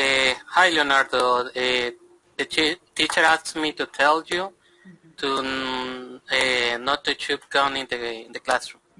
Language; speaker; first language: English; non-native, fluent; Spanish